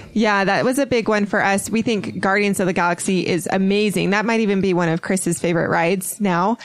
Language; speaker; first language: English; native; English